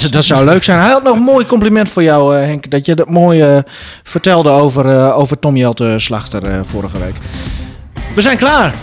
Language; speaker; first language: Dutch; native; Dutch